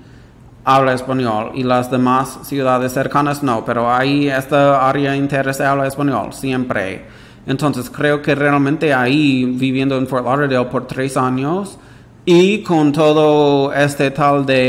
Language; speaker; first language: Spanish; non-native, fluent; English